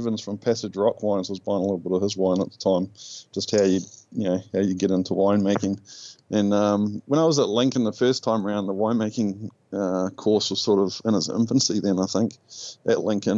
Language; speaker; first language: English; native; English